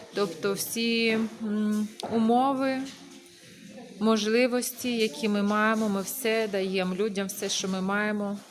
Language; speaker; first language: Ukrainian; native; Ukrainian